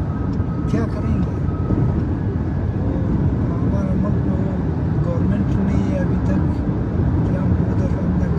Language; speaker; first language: Hindi; non-native, learner; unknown